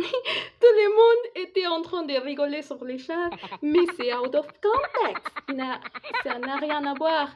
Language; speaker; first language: French; non-native, fluent; Spanish